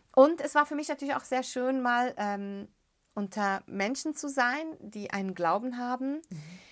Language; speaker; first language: German; early bilingual, other home language; Arabic